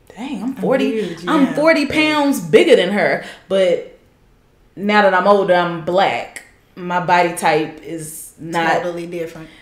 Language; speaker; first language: English; native; English